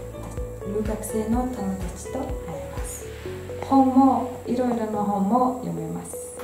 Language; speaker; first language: Japanese; non-native, learner; Mongolian